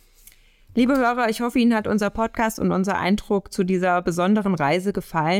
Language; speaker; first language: German; native; German